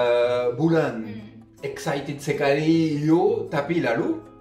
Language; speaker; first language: Indonesian; non-native, fluent; French